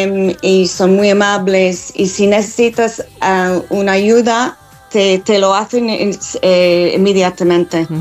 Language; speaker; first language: Spanish; non-native, fluent; English